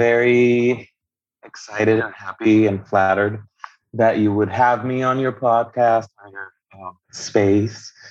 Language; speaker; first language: English; non-native, fluent; Spanish